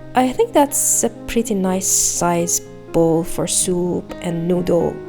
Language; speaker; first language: English; non-native, fluent; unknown